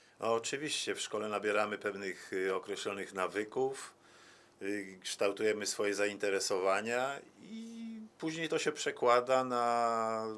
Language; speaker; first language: Polish; native; Polish